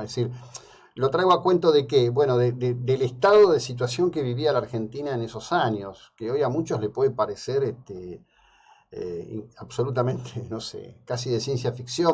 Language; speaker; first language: Spanish; native; Spanish